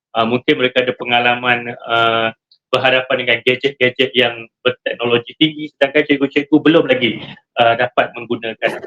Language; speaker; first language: Malay; native; Malay